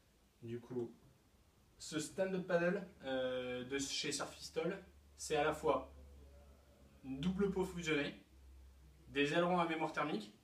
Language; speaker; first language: French; native; French